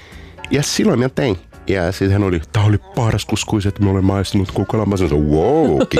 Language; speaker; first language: Finnish; non-native, fluent; Portuguese